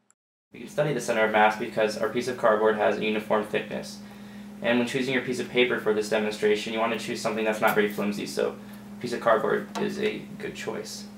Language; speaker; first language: English; native; English